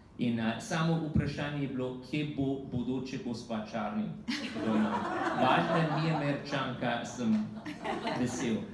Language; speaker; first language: Slovenian; non-native, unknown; English